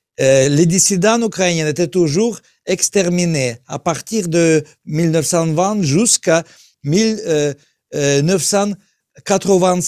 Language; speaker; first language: French; non-native, learner; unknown